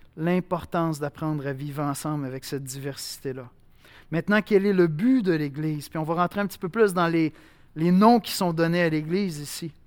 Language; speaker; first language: French; native; French